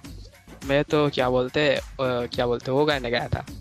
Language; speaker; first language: Hindi; non-native, learner; Bangla